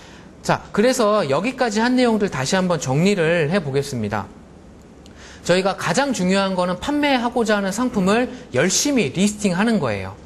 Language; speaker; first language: Korean; native; Korean